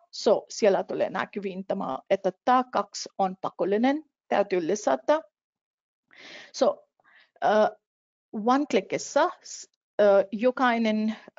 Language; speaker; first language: Finnish; non-native, fluent; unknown